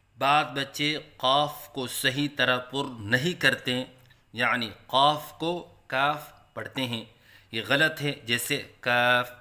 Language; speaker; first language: Urdu; native; Urdu